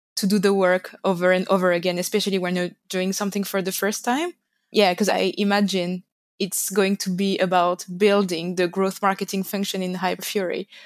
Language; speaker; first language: English; non-native, fluent; French